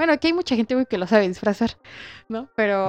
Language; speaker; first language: Spanish; native; Spanish